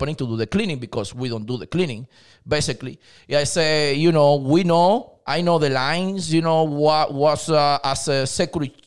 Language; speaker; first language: English; non-native, learner; Spanish